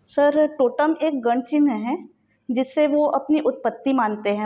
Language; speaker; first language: Hindi; native; Hindi